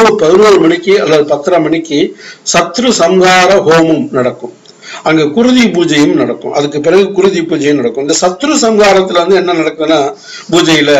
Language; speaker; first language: Tamil; native; Tamil